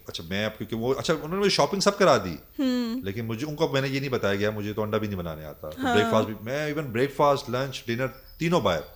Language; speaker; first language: Urdu; non-native, local second language; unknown